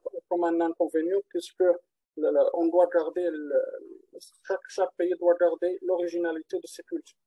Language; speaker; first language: French; non-native, learner; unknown